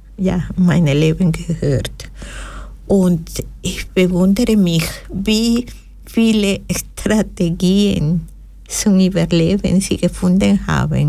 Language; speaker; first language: German; non-native, learner; Spanish